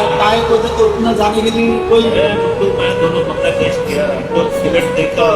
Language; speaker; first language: Hindi; non-native, learner; Bangla